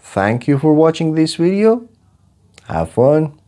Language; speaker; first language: English; non-native, fluent; Persian